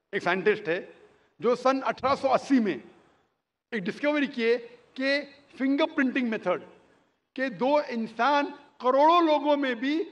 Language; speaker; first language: Hindi; non-native, local second language; Konkani